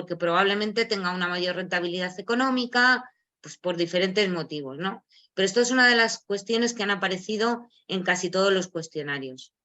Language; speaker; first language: Spanish; native; Spanish